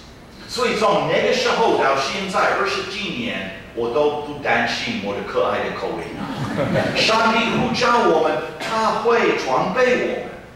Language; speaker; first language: Chinese; non-native, fluent; English